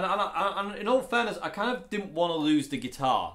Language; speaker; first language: English; native; English